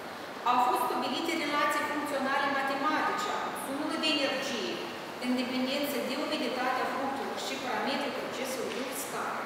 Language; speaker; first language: Romanian; native; Romanian